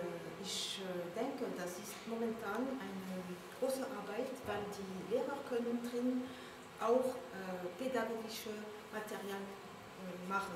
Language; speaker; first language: German; non-native, learner; French